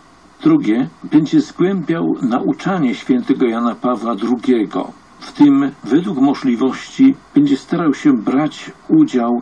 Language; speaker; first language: Polish; native; Polish